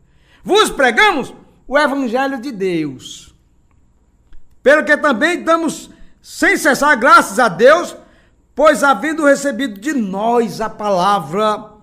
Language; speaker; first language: Portuguese; native; Portuguese